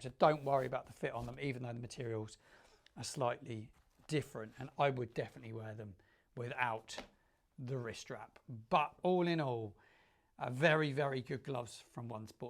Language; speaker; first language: English; native; English